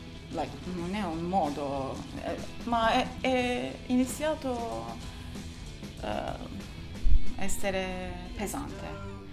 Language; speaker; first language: Italian; non-native, learner; Turkish